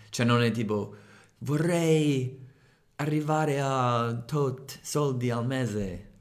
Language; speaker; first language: Italian; non-native, fluent; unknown